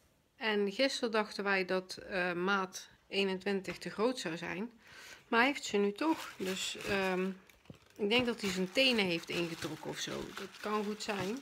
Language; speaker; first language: Dutch; native; Dutch